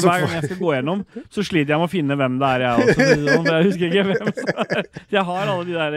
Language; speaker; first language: Norwegian; native; Norwegian